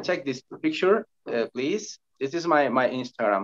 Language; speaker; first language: English; non-native, learner; Spanish